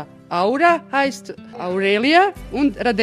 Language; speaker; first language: German; non-native, fluent; Croatian